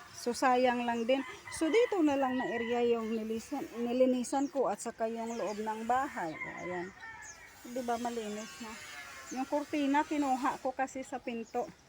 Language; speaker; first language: Filipino; non-native, local second language; Hiligaynon